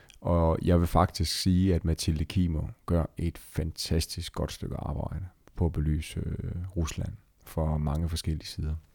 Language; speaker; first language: Danish; native; Danish